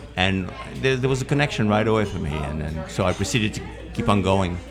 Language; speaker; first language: English; non-native, fluent; Spanish